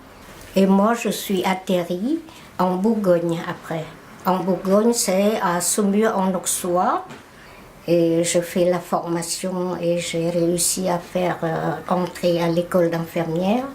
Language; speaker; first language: French; non-native, fluent; Khmer